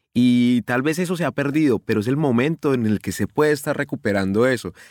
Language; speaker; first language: Spanish; native; Spanish